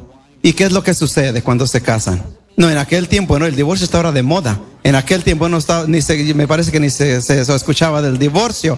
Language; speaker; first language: Spanish; native; Spanish